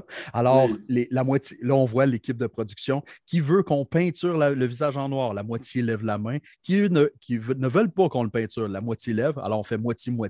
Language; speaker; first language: French; native; French